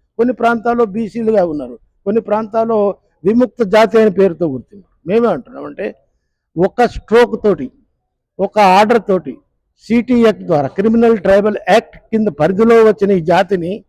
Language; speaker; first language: Telugu; non-native, local second language; Lambadi